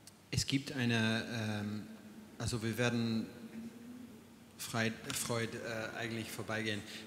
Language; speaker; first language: German; non-native, fluent; English